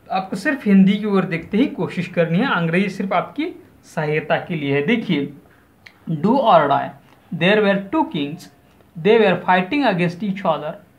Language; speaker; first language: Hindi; non-native, local second language; Marathi